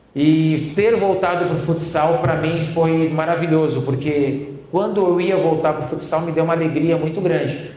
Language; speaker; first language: Portuguese; native; Portuguese